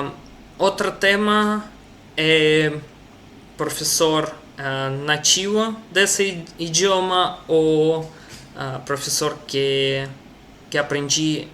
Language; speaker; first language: Portuguese; non-native, learner; Russian